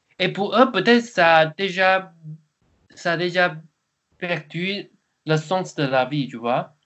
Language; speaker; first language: French; non-native, learner; Chinese